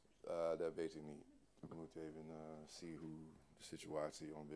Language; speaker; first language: Dutch; non-native, learner; English